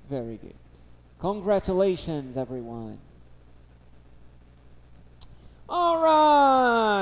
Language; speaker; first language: English; non-native, fluent; Portuguese